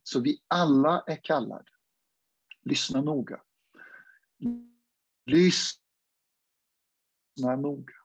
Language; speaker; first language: Swedish; non-native, fluent; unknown